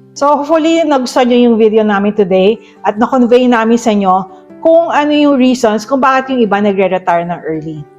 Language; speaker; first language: Filipino; native; Filipino